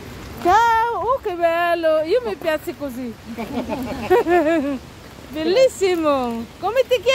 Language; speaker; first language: Italian; non-native, learner; Filipino